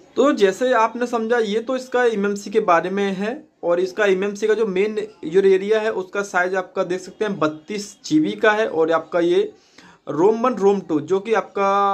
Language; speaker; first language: Hindi; native; Hindi